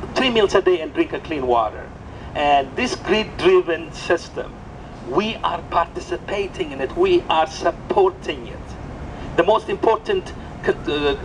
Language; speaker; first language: English; non-native, fluent; Amharic